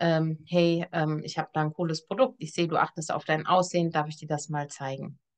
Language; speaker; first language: German; native; German